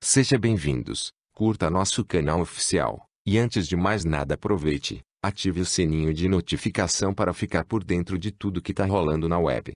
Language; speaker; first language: Portuguese; native; Portuguese